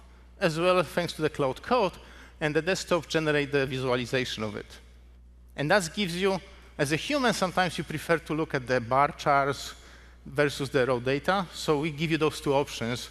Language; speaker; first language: English; non-native, fluent; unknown